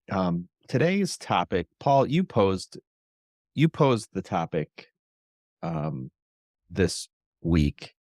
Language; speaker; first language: English; native; English